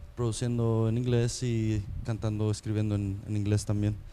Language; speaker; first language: Spanish; native; Spanish